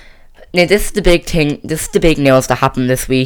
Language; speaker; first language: English; native; English